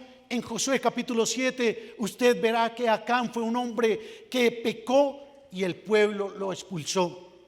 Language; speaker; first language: Spanish; native; Spanish